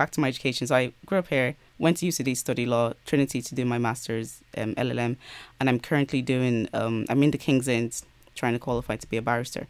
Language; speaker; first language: English; native; English